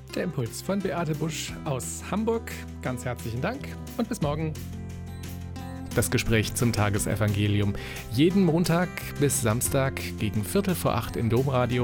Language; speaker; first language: German; native; German